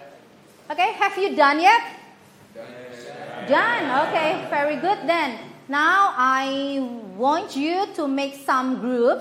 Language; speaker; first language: English; non-native, fluent; Indonesian